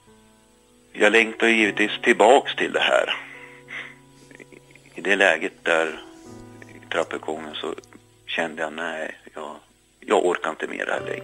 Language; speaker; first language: Swedish; native; Swedish